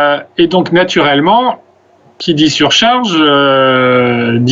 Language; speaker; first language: French; native; French